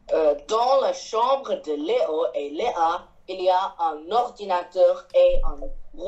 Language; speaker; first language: French; non-native, learner; Chinese